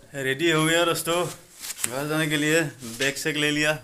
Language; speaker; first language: Hindi; non-native, local second language; Assamese